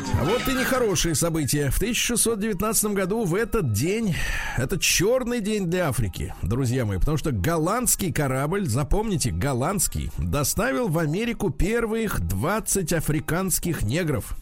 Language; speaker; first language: Russian; native; Russian